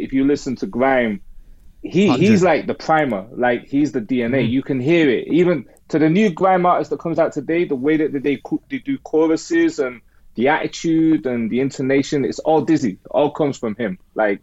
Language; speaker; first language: English; native; English